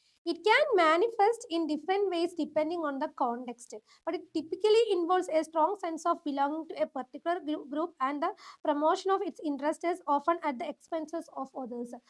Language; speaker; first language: English; non-native, local second language; Malayalam